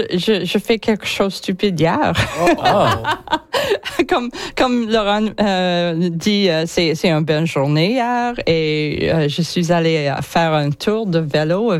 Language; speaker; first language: French; non-native, fluent; English